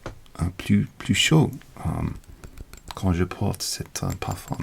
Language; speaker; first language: French; non-native, learner; English